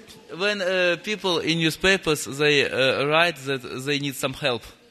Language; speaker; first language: English; non-native, fluent; Russian